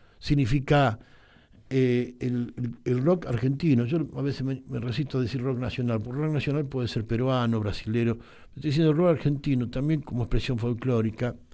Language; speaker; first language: Spanish; native; Spanish